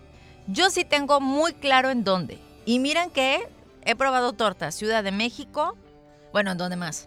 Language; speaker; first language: Spanish; native; Spanish